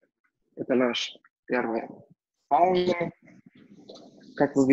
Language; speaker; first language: Russian; non-native, learner; Turkish